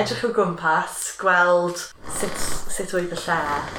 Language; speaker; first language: Welsh; non-native, fluent; English